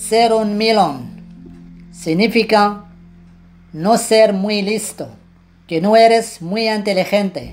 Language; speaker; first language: Spanish; non-native, fluent; Arabic